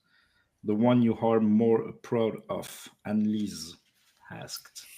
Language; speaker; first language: English; non-native, learner; French